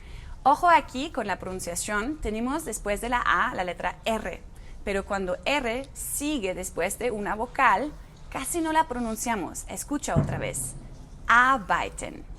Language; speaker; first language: Spanish; non-native, fluent; German